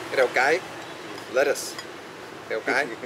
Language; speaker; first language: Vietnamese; non-native, learner; English